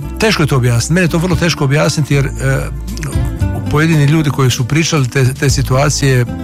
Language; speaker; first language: Croatian; native; Croatian